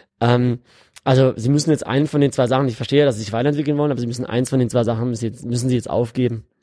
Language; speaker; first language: German; native; German